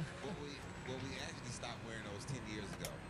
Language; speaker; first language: English; native; English